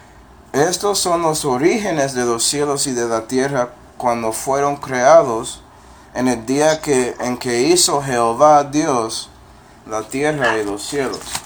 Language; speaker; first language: Spanish; non-native, fluent; English